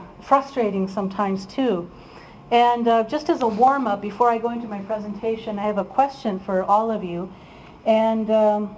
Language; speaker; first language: English; early bilingual, other home language; Spanish